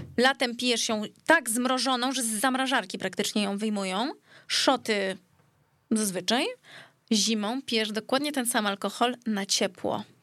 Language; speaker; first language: Polish; early bilingual, heritage; Greek